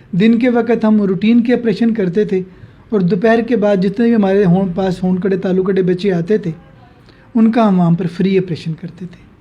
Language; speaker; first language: Urdu; non-native, local second language; Punjabi